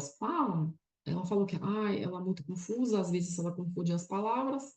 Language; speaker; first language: Portuguese; non-native, fluent; Russian